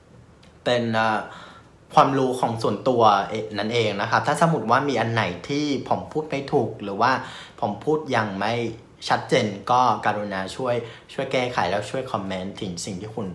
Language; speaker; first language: Thai; non-native, fluent; Vietnamese